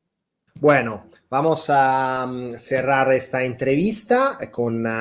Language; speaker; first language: Spanish; non-native, fluent; Italian